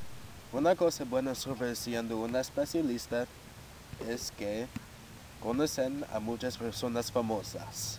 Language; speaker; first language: Spanish; non-native, learner; English